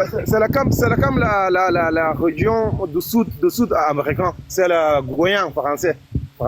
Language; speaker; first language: French; non-native, learner; Arabic